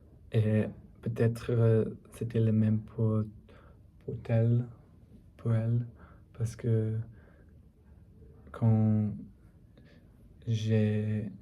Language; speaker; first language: French; non-native, learner; English